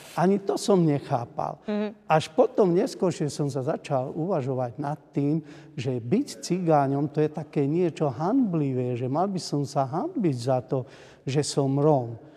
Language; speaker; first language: Slovak; non-native, local second language; Hungarian